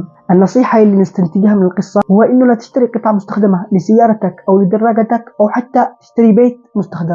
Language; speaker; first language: Arabic; native; Arabic